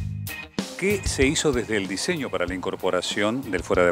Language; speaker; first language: Spanish; native; Spanish